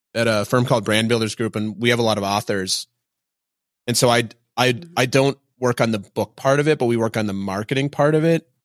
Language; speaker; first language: English; native; English